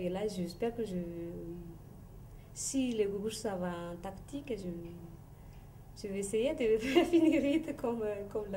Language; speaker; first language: French; non-native, local second language; Malagasy